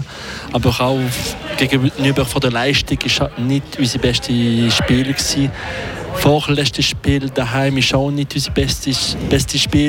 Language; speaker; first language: German; non-native, local second language; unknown